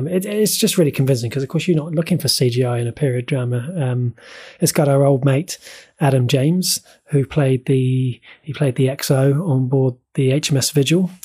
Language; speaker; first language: English; native; English